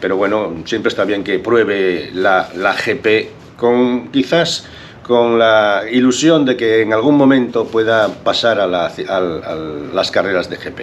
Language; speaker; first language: Spanish; native; Spanish